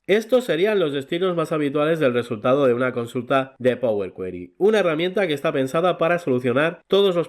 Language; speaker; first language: Spanish; native; Spanish